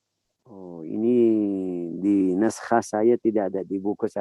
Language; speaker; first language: Indonesian; non-native, fluent; Arabic